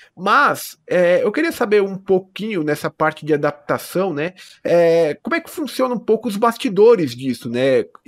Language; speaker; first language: Portuguese; native; Portuguese